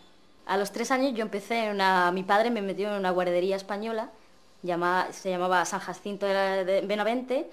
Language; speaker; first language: Spanish; non-native, fluent; Arabic